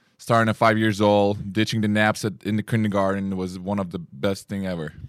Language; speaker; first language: English; non-native, fluent; Lithuanian